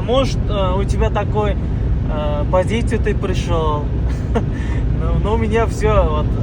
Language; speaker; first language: Russian; non-native, learner; Uzbek